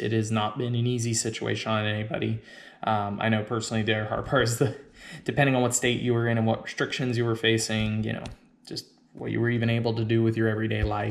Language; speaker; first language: English; native; English